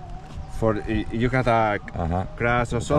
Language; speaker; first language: English; non-native, learner; Spanish